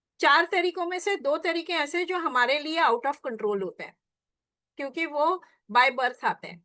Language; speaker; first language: Hindi; non-native, local second language; Marathi